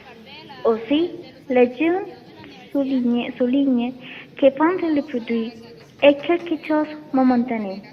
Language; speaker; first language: French; non-native, learner; Spanish